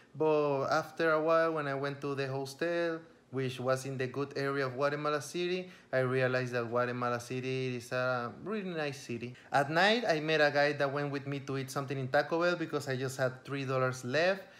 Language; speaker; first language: English; non-native, fluent; Spanish